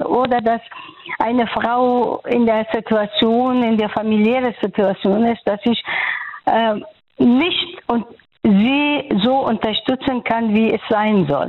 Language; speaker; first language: German; non-native, fluent; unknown